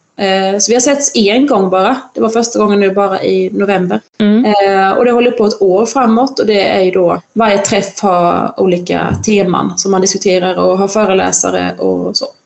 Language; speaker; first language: Swedish; native; Swedish